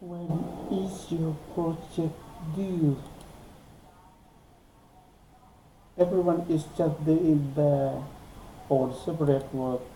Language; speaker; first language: English; non-native, learner; Thai